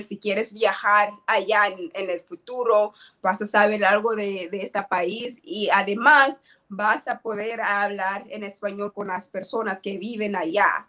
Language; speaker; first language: Spanish; non-native, learner; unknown